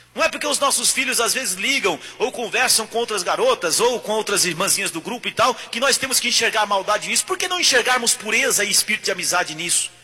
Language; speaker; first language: Portuguese; native; Portuguese